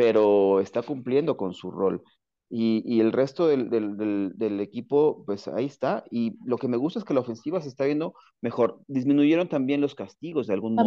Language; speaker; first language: Spanish; native; Spanish